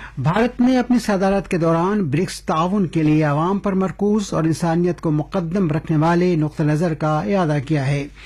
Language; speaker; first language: Urdu; native; Urdu